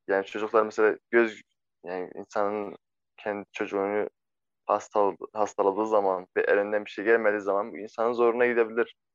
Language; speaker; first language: Turkish; non-native, fluent; Arabic